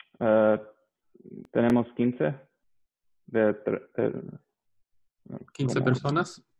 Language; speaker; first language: Spanish; non-native, learner; English